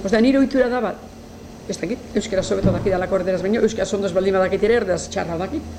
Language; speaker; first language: Basque; native; Basque